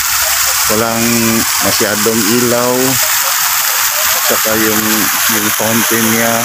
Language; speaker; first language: Filipino; non-native, local second language; Cebuano